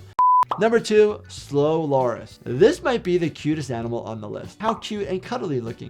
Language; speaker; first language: English; native; English